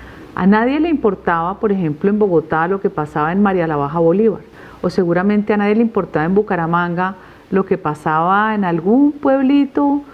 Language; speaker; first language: Spanish; native; Spanish